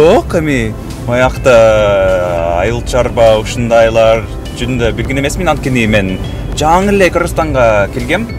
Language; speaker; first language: Kyrgyz; non-native, fluent; English